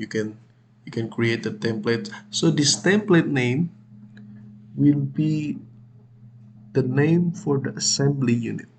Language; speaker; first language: English; non-native, fluent; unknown